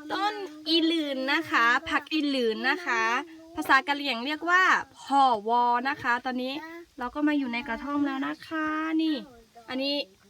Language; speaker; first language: Thai; non-native, local second language; S'gaw Karen